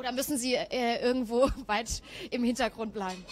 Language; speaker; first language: German; native; German